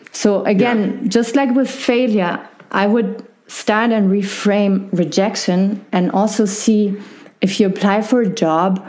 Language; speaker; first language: English; non-native, fluent; German